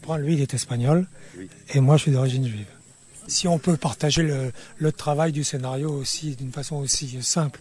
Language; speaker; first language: French; native; French